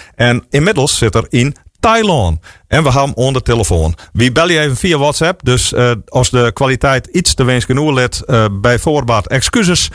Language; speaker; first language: Dutch; non-native, local second language; Western Frisian